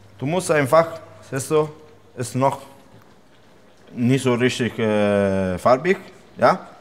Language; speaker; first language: German; non-native, learner; Italian